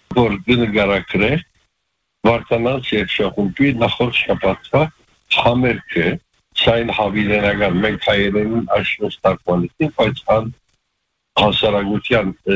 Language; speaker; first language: Armenian; early bilingual, heritage; Armenian